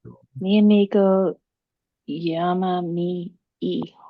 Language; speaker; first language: Spanish; non-native, learner; English